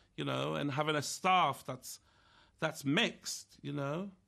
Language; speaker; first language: English; native; English